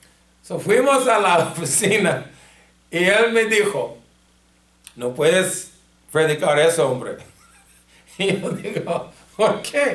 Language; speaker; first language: Spanish; non-native, fluent; English